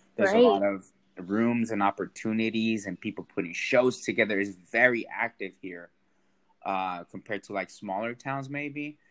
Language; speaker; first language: English; early bilingual, other home language; Spanish